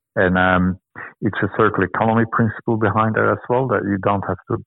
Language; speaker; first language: English; non-native, fluent; Dutch